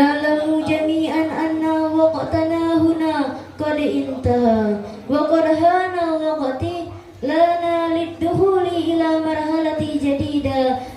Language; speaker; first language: Arabic; non-native, learner; Indonesian